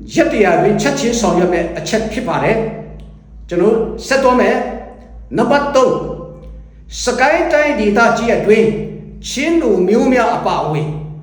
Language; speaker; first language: Burmese; non-native, local second language; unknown